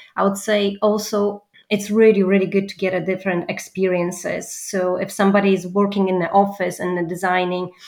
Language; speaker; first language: English; non-native, fluent; Polish